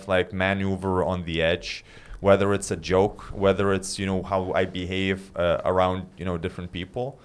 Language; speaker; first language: English; non-native, fluent; Lithuanian